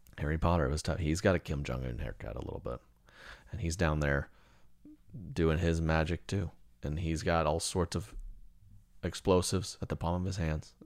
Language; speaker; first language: English; native; English